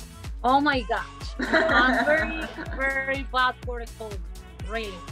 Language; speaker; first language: English; non-native, learner; Spanish